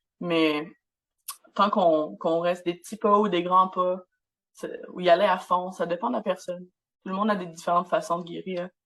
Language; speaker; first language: French; non-native, local second language; English